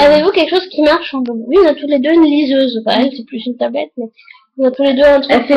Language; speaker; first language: French; native; French